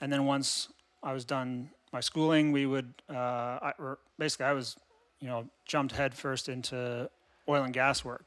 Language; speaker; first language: English; native; English